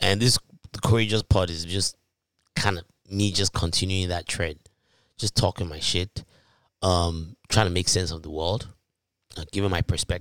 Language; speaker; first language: English; non-native, local second language; Yoruba